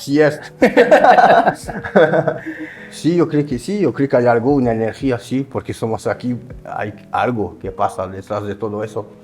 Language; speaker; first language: Spanish; non-native, learner; French